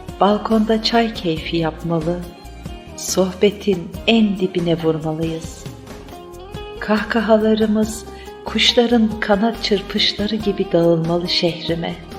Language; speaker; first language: Turkish; native; Turkish